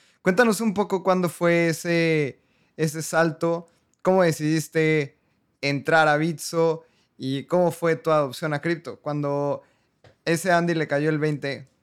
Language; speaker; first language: Spanish; native; Spanish